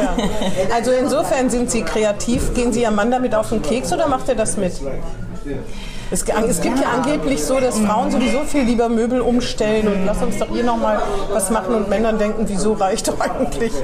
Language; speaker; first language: German; native; German